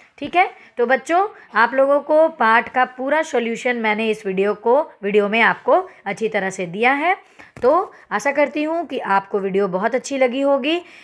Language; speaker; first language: Hindi; native; Hindi